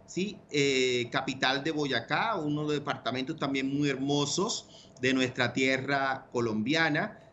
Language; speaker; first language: Spanish; native; Spanish